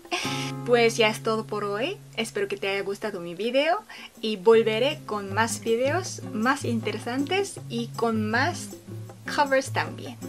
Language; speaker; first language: Spanish; non-native, fluent; Korean